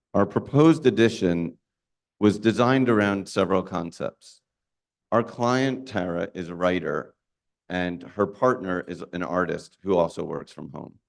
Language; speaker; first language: English; native; English